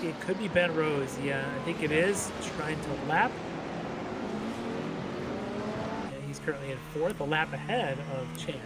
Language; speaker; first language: English; native; English